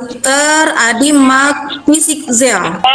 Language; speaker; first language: German; non-native, fluent; Indonesian